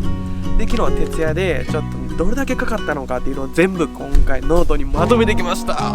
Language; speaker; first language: Japanese; native; Japanese